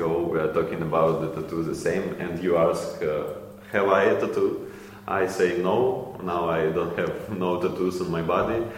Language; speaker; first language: English; non-native, learner; Ukrainian